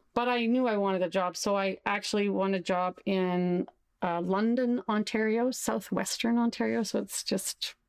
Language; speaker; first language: English; native; English